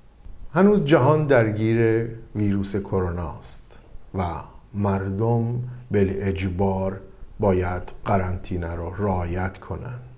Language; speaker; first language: Persian; native; Persian